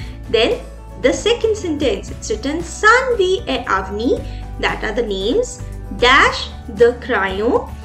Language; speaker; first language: English; non-native, local second language; Hindi